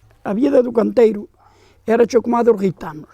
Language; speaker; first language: Galician; native; Galician